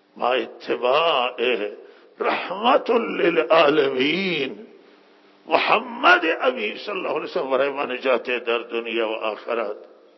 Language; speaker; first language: Persian; non-native, local second language; Baluchi